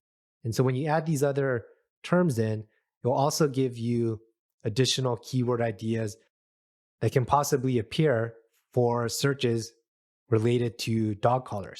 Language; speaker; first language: English; native; English